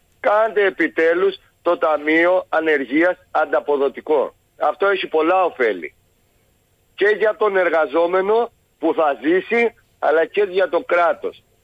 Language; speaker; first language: Greek; native; Greek